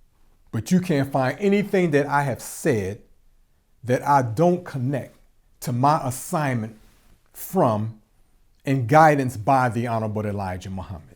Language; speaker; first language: English; native; English